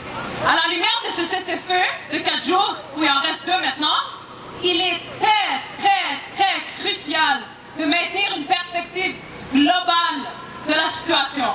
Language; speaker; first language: French; native; French